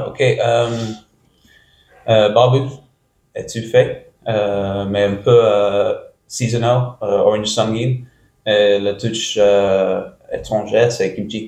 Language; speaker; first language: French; non-native, learner; English